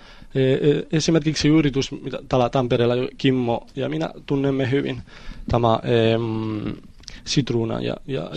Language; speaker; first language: Finnish; non-native, fluent; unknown